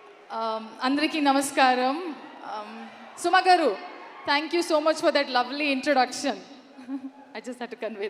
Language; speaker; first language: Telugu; non-native, learner; Kannada